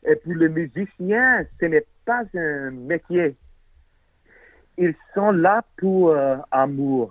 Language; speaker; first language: French; non-native, learner; English